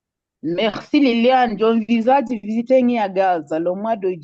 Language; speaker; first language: French; non-native, fluent; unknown